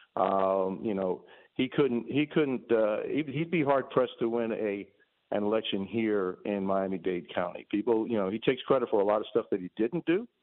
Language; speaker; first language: English; early bilingual, other home language; Spanish